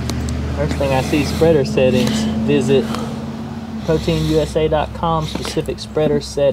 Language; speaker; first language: English; native; English